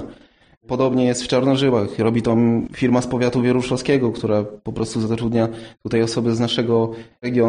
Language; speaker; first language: Polish; native; Polish